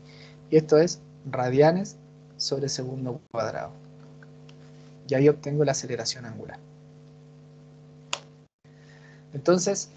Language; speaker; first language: Spanish; native; Spanish